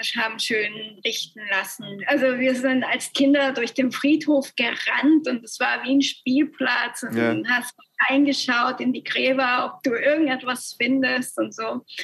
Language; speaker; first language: German; early bilingual, other home language; Spanish